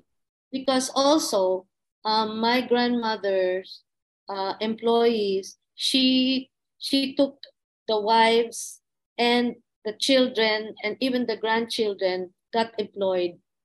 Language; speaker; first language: English; non-native, local second language; Filipino